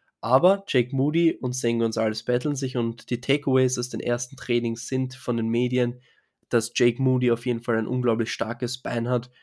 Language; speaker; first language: German; native; German